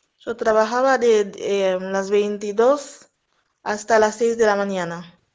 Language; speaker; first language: Spanish; non-native, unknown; Haitian Creole